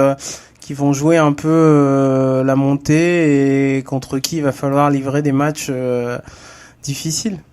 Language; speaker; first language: French; native; French